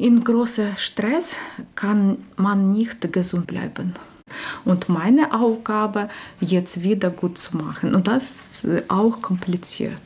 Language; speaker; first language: German; non-native, learner; Ukrainian